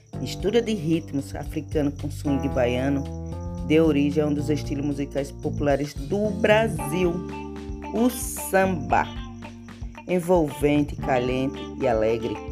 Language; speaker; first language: Portuguese; native; Portuguese